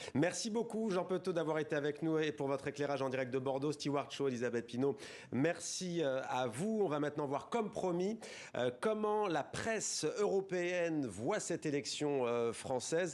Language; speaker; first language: French; native; French